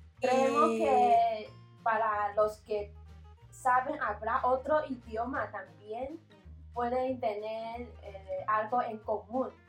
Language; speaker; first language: Spanish; non-native, learner; Chinese